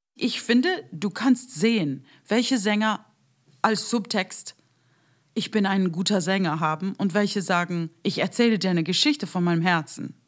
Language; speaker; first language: German; non-native, fluent; English